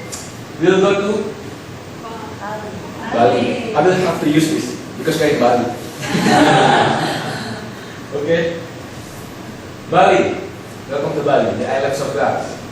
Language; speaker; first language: English; non-native, local second language; Indonesian